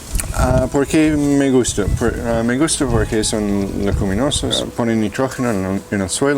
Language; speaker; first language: Spanish; non-native, fluent; English